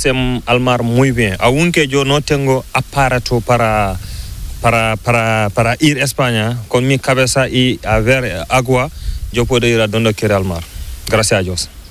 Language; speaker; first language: Spanish; non-native, learner; Fula